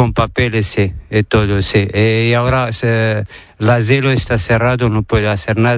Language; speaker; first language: Spanish; non-native, learner; Arabic